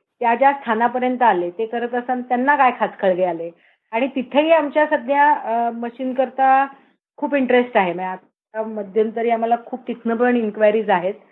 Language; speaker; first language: Marathi; native; Marathi